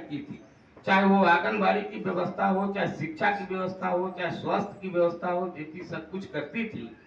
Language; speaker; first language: Hindi; native; Hindi